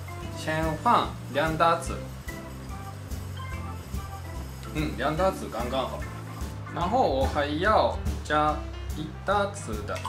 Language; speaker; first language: Chinese; non-native, fluent; Japanese